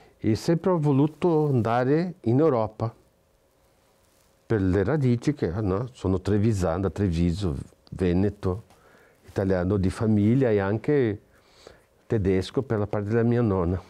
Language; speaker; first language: Italian; non-native, fluent; Portuguese